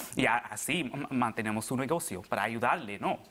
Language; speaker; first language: Spanish; early bilingual, other home language; Arabic